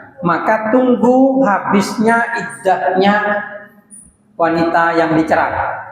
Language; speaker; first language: Indonesian; non-native, local second language; Madurese